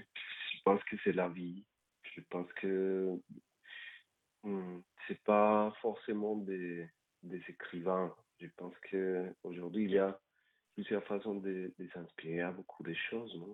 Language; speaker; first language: French; non-native, fluent; Spanish